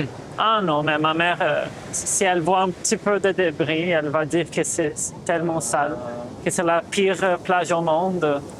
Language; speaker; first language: French; non-native, fluent; Portuguese